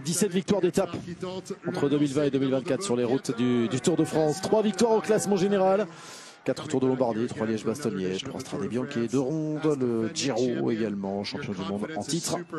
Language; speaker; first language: French; native; French